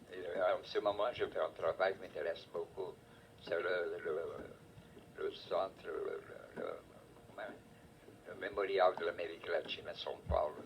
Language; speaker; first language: French; non-native, fluent; Portuguese